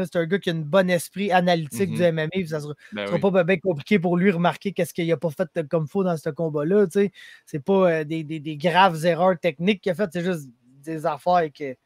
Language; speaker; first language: French; native; French